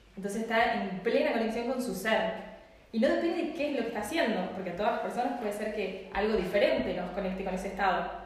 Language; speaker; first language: Spanish; native; Spanish